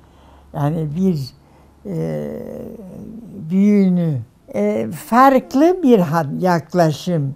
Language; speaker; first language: Turkish; non-native, fluent; German